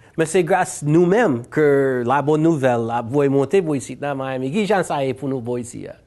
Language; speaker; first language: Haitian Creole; native; Haitian Creole